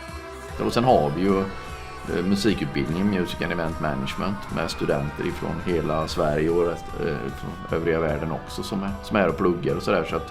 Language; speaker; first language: Swedish; native; Swedish